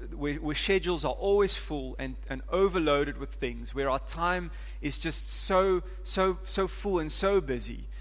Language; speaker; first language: English; non-native, local second language; Afrikaans